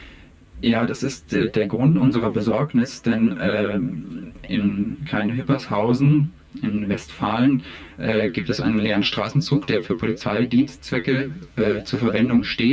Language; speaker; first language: German; native; German